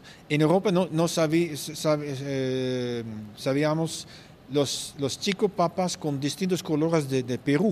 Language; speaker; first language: Spanish; non-native, fluent; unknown